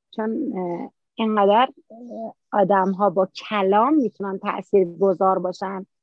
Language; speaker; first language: Persian; native; Persian